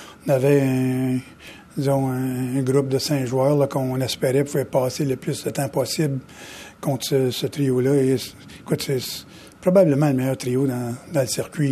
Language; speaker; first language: French; native; French